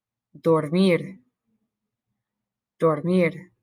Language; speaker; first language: Spanish; non-native, fluent; English